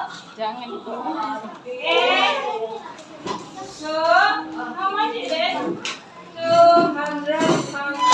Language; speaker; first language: English; non-native, learner; Indonesian